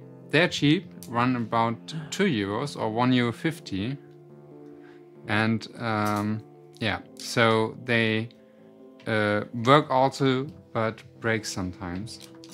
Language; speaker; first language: English; non-native, fluent; German